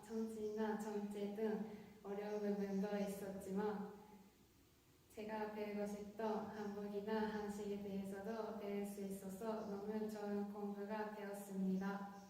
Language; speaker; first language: Korean; non-native, fluent; Japanese